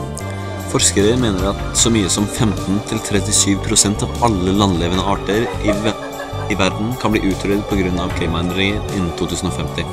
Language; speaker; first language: Norwegian; native; Norwegian